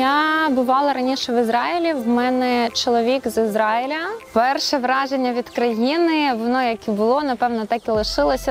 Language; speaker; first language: Ukrainian; native; Ukrainian